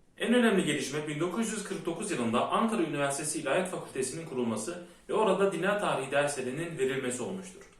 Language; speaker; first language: Turkish; early bilingual, heritage; Turkish